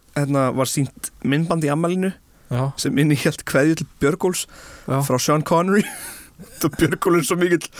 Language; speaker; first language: Icelandic; native; Icelandic